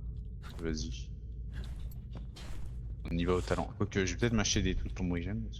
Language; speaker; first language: French; native; French